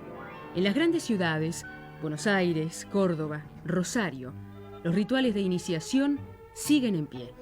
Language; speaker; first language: Spanish; native; Spanish